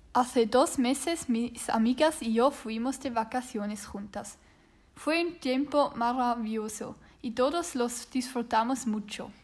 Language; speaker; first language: Spanish; non-native, learner; Swiss German